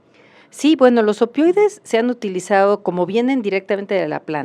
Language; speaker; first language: Spanish; native; Spanish